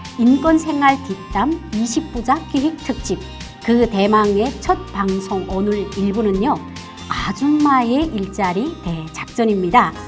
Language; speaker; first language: Korean; native; Korean